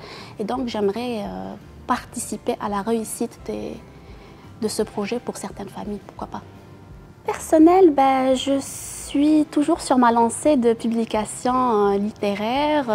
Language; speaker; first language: French; non-native, local second language; Arabic